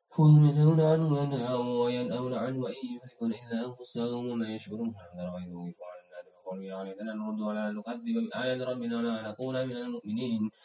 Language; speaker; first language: Arabic; non-native, learner; Indonesian